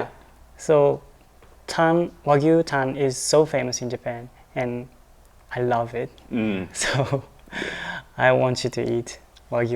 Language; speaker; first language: English; non-native, learner; Japanese